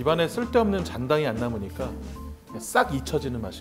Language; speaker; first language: Korean; native; Korean